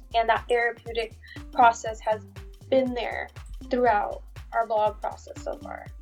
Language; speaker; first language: English; native; English